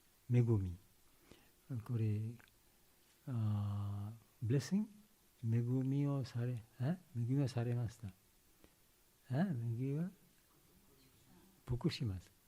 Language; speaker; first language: Japanese; non-native, learner; Bangla